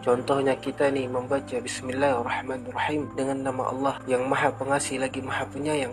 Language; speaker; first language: Malay; native; Malay